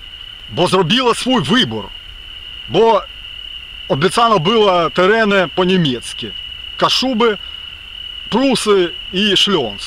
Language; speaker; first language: Polish; non-native, fluent; Ukrainian